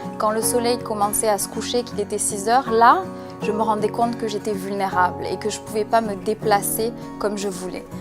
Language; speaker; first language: French; native; French